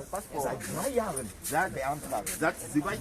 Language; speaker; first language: German; non-native, learner; French